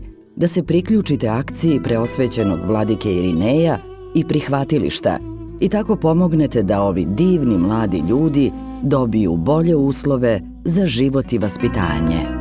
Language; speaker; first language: Serbian; native; Serbian